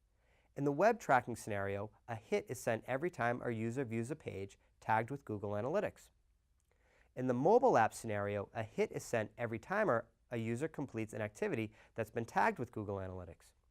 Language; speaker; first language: English; native; English